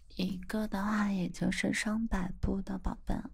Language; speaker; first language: Chinese; native; Chinese